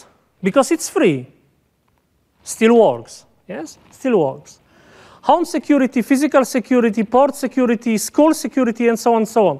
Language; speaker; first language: English; non-native, fluent; Polish